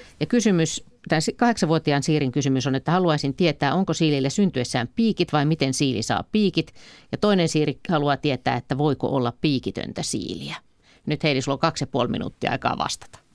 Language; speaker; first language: Finnish; native; Finnish